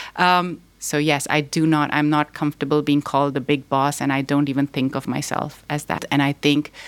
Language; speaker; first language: English; non-native, local second language; Urdu